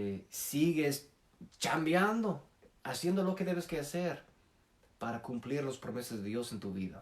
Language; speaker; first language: Spanish; non-native, fluent; English